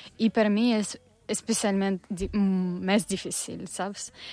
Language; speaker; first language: Catalan; non-native, learner; Russian